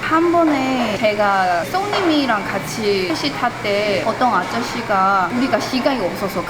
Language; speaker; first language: Korean; non-native, fluent; Chinese